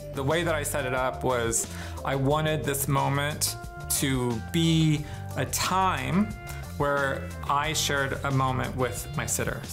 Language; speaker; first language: English; native; English